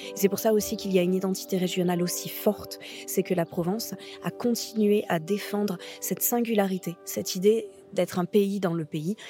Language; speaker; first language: French; native; French